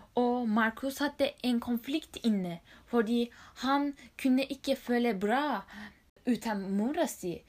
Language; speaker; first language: Norwegian; non-native, learner; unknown